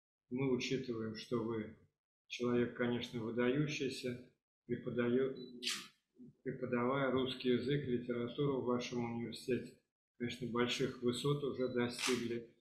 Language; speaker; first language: Russian; native; Russian